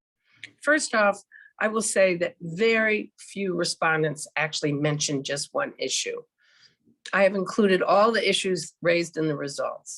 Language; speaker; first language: English; native; English